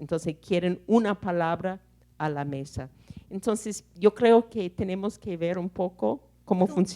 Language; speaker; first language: Spanish; non-native, fluent; English